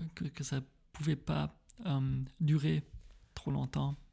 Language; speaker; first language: French; early bilingual, heritage; French